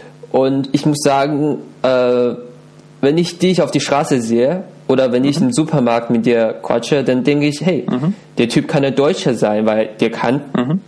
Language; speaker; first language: German; non-native, fluent; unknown